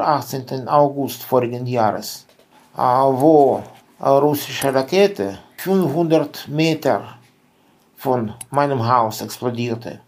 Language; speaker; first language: German; non-native, fluent; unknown